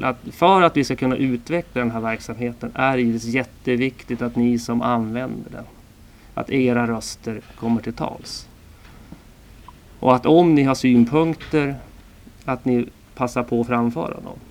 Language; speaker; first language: Swedish; native; Swedish